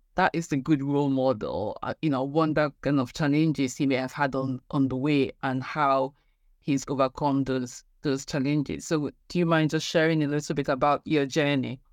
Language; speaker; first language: English; non-native, local second language; Igbo